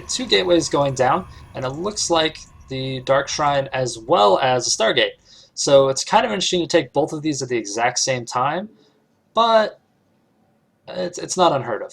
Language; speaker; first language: English; native; English